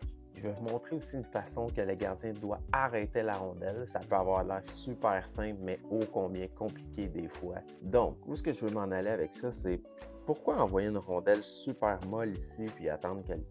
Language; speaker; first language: French; native; French